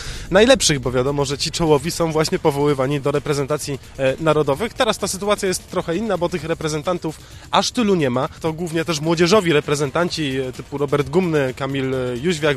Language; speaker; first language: Polish; native; Polish